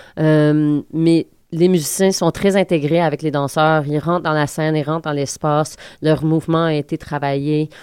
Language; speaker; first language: French; native; French